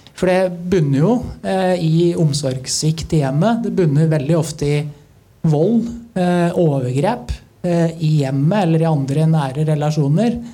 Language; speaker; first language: Norwegian; native; Norwegian